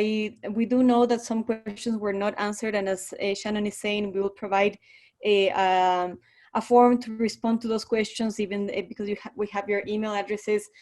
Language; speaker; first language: English; non-native, fluent; Spanish